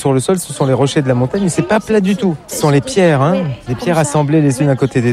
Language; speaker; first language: French; native; French